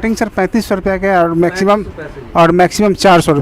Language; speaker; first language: Hindi; native; Hindi